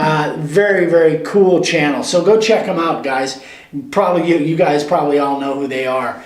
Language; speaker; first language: English; native; English